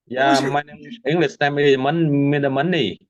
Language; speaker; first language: English; non-native, learner; Vietnamese